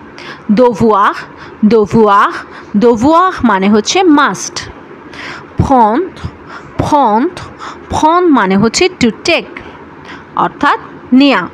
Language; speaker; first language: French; non-native, learner; Bangla